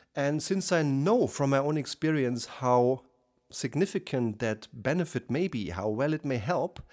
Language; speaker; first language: English; non-native, fluent; German